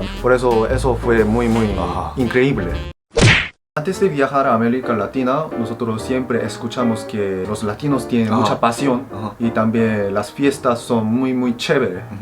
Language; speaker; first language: Spanish; non-native, fluent; Korean